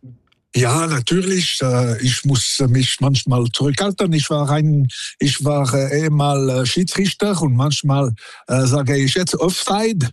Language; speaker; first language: German; non-native, local second language; French